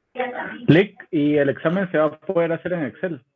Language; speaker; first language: Spanish; native; Spanish